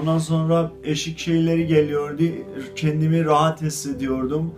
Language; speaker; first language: Turkish; non-native, learner; Azerbaijani